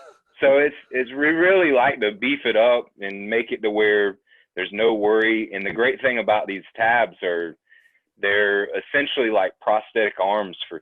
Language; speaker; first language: English; native; English